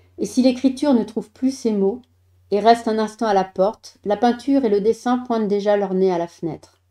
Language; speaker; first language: French; native; French